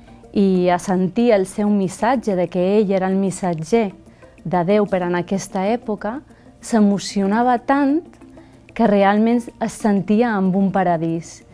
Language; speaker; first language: Catalan; early bilingual, other home language; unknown